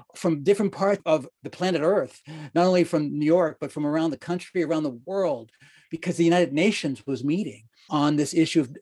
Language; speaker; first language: English; native; English